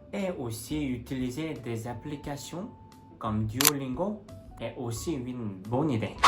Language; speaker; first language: French; non-native, fluent; Korean